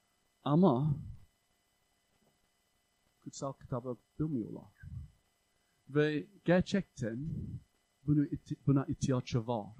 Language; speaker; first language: Turkish; non-native, fluent; English